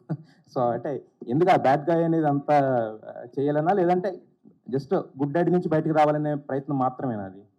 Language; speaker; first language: Telugu; native; Telugu